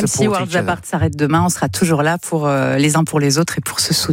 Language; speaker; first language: French; native; French